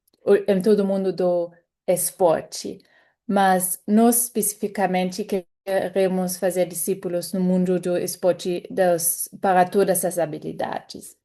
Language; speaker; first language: Portuguese; non-native, fluent; German